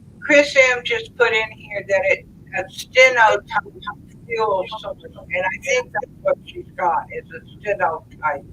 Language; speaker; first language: English; native; English